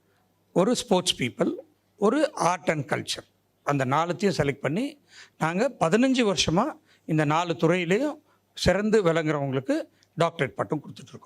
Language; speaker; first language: Tamil; native; Tamil